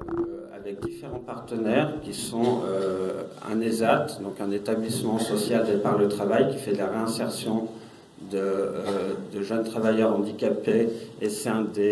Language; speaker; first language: French; native; French